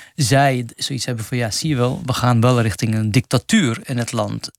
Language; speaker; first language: Dutch; non-native, fluent; Arabic